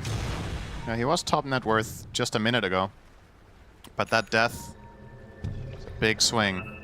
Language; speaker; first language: English; native; English